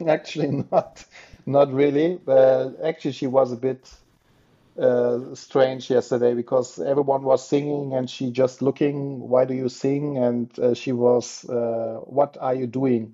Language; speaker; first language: English; non-native, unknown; German